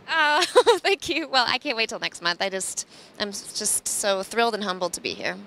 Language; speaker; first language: English; native; English